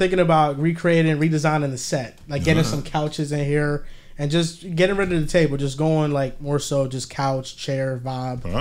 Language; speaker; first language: English; native; English